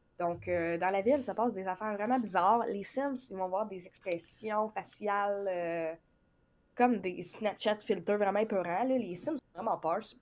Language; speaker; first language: French; native; French